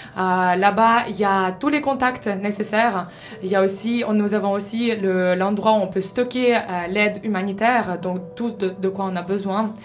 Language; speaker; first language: French; non-native, fluent; Ukrainian